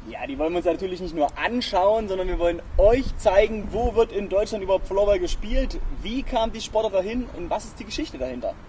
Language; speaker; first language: German; native; German